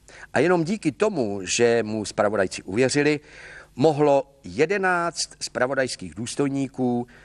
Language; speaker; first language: Czech; native; Czech